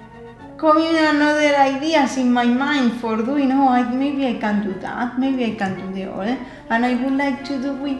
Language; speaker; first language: English; non-native, learner; Spanish